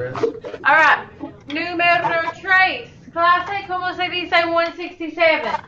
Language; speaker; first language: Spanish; non-native, fluent; English